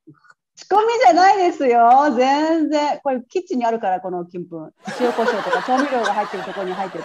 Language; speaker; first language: Japanese; native; Japanese